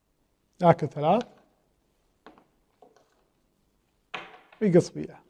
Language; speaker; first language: Arabic; native; Arabic